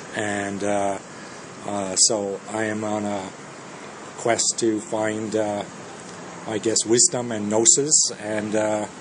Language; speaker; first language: English; early bilingual, other home language; Danish